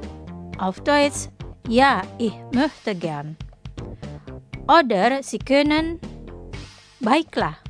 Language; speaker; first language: German; non-native, fluent; Indonesian